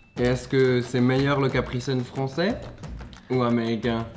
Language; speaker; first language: French; native; French